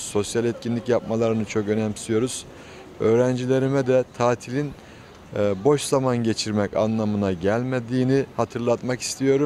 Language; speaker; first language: Turkish; native; Turkish